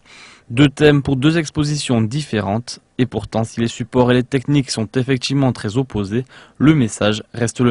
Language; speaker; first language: French; native; French